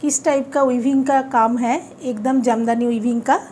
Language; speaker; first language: Hindi; non-native, local second language; Bangla